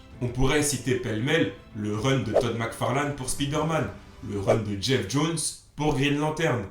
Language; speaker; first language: French; native; French